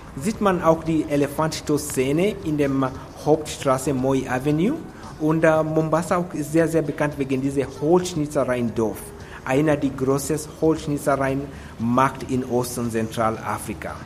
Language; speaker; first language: German; non-native, learner; Swahili